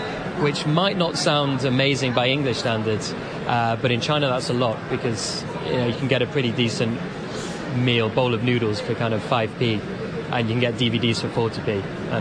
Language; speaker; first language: English; native; English